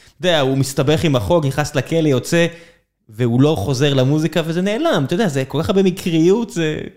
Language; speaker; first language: Hebrew; native; Hebrew